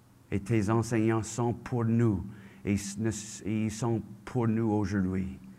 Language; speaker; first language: French; native; French